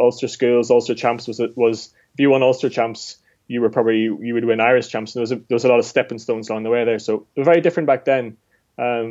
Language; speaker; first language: English; native; English